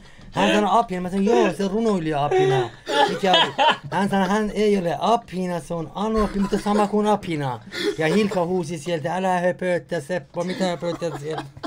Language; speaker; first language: Finnish; non-native, fluent; Persian